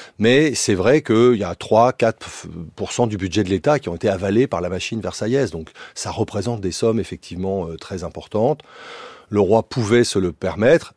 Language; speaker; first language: French; native; French